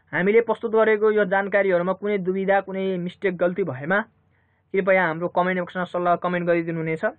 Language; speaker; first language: Nepali; native; Nepali